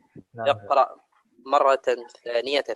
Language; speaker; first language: Arabic; non-native, fluent; Indonesian